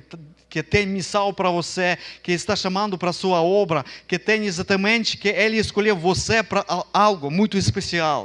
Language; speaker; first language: Portuguese; non-native, fluent; Ukrainian